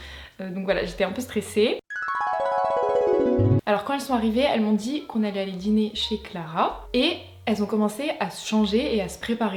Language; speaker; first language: French; native; French